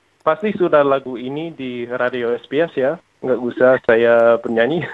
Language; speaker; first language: Indonesian; non-native, learner; English